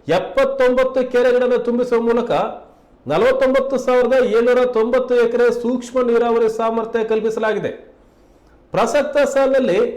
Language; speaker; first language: Kannada; native; Kannada